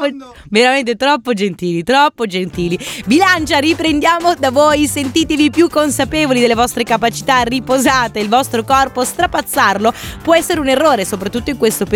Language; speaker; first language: Italian; native; Italian